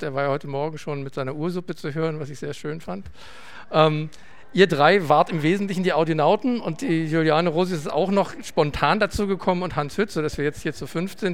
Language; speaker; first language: German; native; German